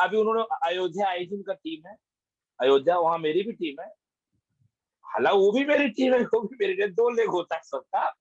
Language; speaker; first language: Hindi; native; Hindi